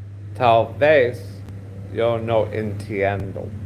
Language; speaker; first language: Spanish; non-native, learner; English